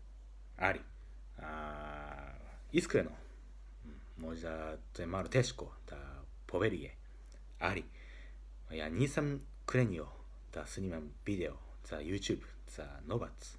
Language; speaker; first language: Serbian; non-native, learner; Japanese